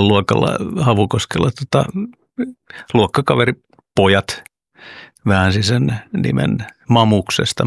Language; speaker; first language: Finnish; early bilingual, other home language; Oromo